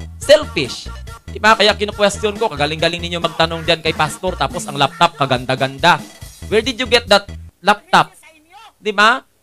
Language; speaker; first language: Filipino; non-native, local second language; Cebuano